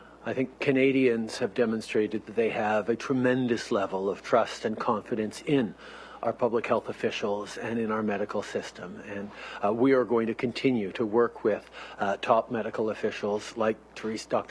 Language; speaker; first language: English; native; English